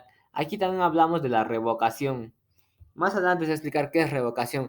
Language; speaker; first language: Spanish; native; Spanish